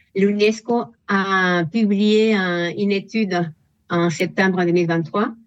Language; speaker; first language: French; non-native, fluent; Spanish